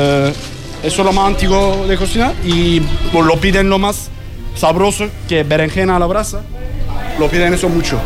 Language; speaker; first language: Spanish; non-native, learner; Turkish